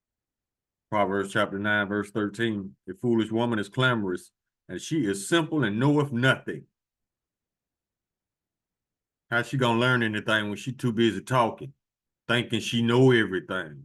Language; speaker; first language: English; native; English